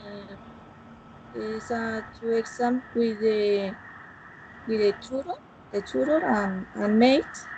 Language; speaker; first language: English; non-native, learner; Spanish